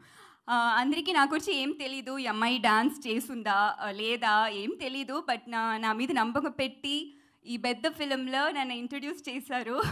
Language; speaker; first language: Telugu; non-native, learner; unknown